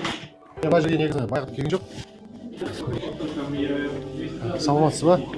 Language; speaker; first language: Kazakh; non-native, local second language; Russian